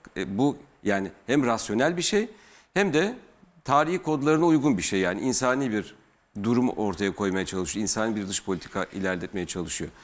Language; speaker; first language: Turkish; native; Turkish